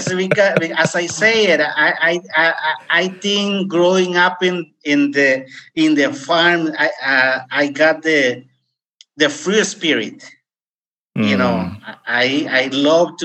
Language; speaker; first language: English; non-native, fluent; Spanish